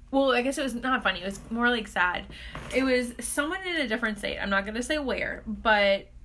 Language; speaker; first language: English; native; English